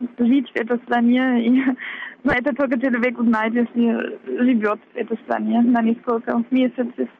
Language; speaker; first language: Russian; non-native, fluent; German